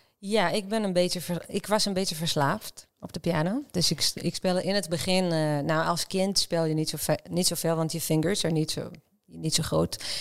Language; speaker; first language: Dutch; non-native, fluent; Hebrew